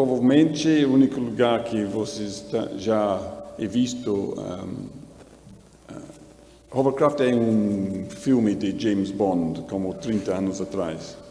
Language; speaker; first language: Portuguese; non-native, learner; English